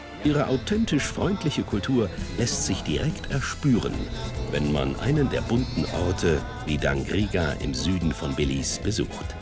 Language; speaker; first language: German; native; German